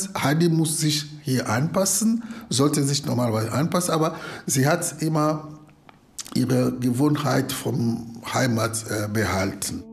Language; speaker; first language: German; non-native, fluent; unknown